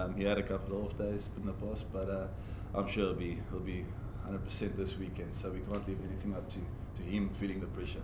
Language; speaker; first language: English; non-native, local second language; Afrikaans